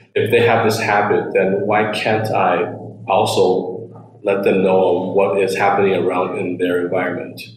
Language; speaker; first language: English; early bilingual, other home language; Chinese